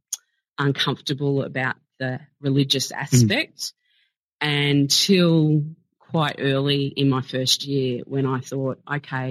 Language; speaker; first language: English; native; English